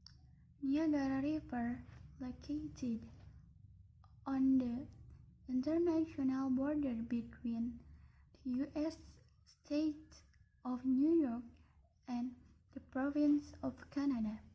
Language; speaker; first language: English; non-native, learner; Indonesian